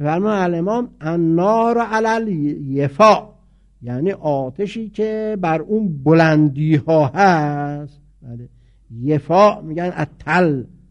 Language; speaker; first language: Persian; native; Persian